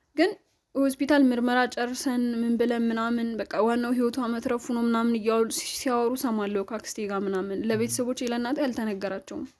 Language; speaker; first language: Amharic; native; Amharic